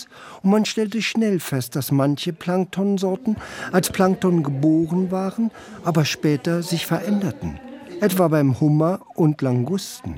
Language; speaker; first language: German; native; German